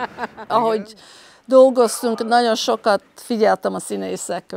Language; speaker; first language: Hungarian; early bilingual, heritage; Hungarian